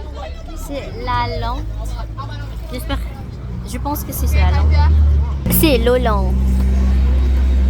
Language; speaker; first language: French; non-native, learner; Indonesian